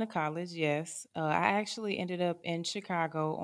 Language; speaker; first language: English; native; English